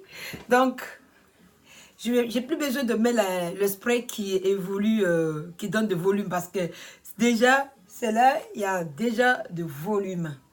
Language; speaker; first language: French; non-native, learner; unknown